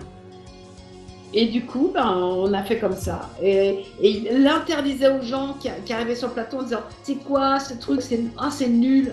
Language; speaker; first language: French; native; French